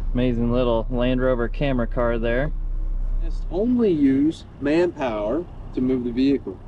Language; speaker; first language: English; native; English